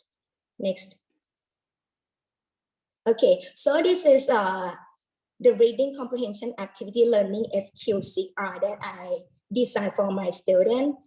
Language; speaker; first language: English; non-native, learner; Thai